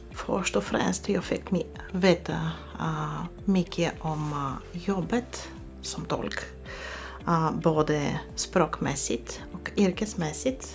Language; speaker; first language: Swedish; non-native, fluent; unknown